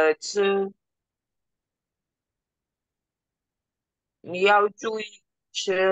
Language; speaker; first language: Chinese; non-native, learner; Thai